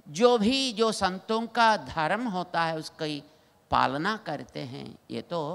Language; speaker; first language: Hindi; non-native, local second language; Telugu